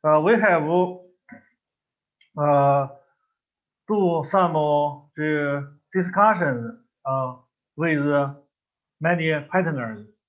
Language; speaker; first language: English; non-native, learner; Chinese